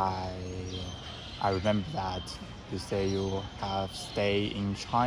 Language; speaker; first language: English; non-native, learner; Chinese